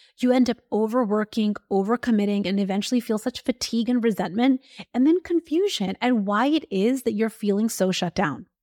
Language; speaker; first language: English; early bilingual, other home language; Hindi